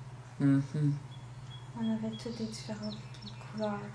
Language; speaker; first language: French; non-native, local second language; English